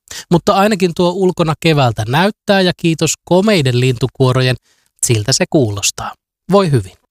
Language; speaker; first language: Finnish; native; Finnish